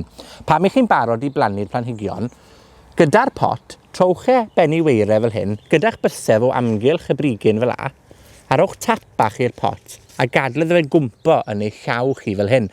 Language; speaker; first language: Welsh; native; Welsh